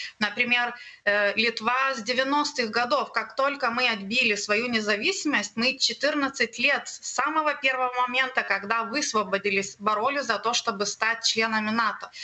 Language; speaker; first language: Russian; non-native, learner; Lithuanian